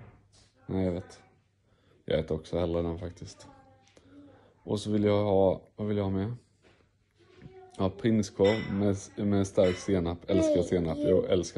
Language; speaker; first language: Swedish; native; Swedish